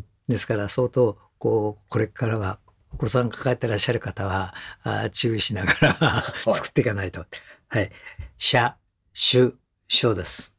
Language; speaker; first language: Japanese; native; Japanese